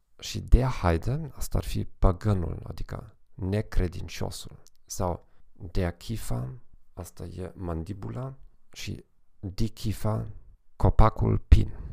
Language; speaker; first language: Romanian; non-native, fluent; German